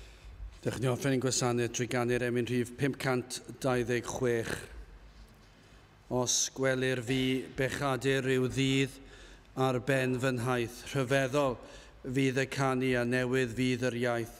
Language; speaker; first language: Welsh; native; Welsh